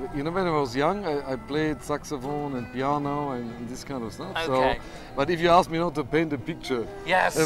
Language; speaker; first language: English; non-native, fluent; German